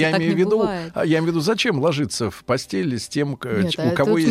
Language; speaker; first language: Russian; native; Russian